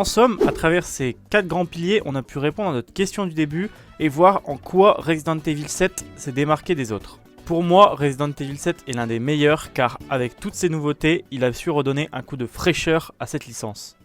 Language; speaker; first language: French; native; French